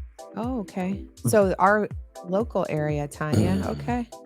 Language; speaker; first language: English; native; English